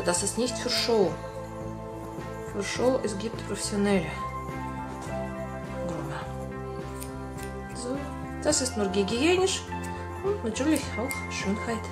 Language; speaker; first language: German; non-native, learner; Russian